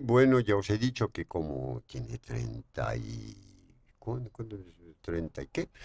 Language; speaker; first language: Spanish; non-native, fluent; French